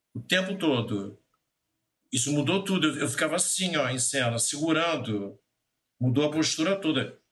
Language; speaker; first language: Portuguese; native; Portuguese